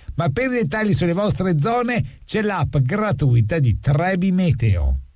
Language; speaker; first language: Italian; native; Italian